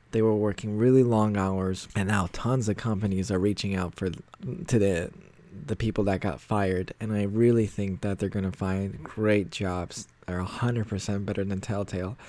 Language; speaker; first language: English; native; English